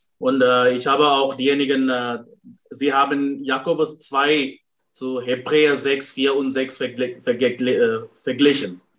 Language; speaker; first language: German; non-native, fluent; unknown